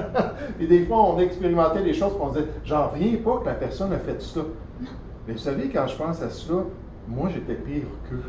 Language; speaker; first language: French; native; French